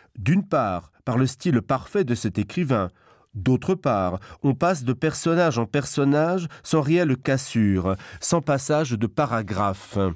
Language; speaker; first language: French; non-native, local second language; Luxembourgish